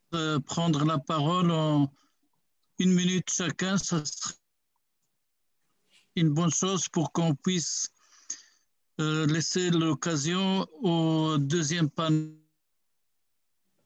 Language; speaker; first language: French; non-native, local second language; Arabic